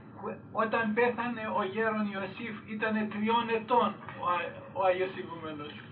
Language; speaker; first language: Greek; native; Greek